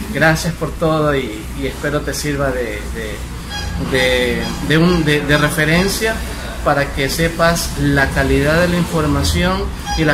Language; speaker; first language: Spanish; native; Spanish